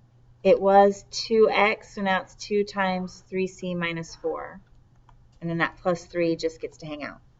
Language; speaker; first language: English; native; English